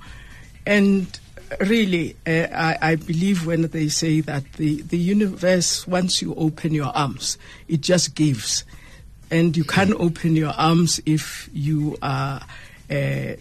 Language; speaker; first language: English; non-native, local second language; Northern Sotho